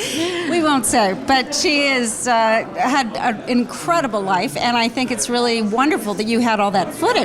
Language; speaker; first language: English; native; English